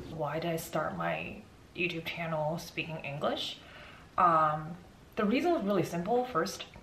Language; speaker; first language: English; non-native, fluent; Chinese